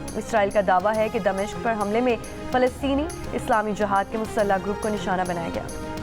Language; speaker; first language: Urdu; native; Urdu